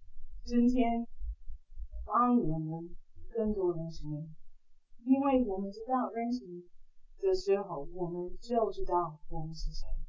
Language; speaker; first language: Chinese; non-native, fluent; English